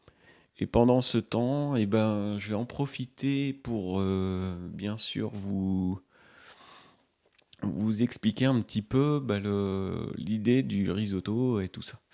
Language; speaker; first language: French; native; French